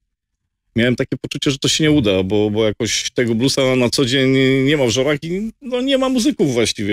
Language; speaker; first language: Polish; native; Polish